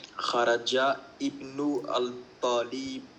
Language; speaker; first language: Arabic; non-native, learner; French